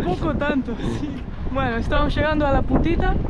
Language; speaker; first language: Spanish; native; Spanish